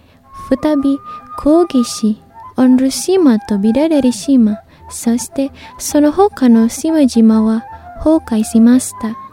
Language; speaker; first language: Japanese; non-native, fluent; Indonesian